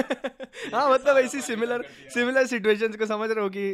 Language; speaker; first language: Hindi; native; Hindi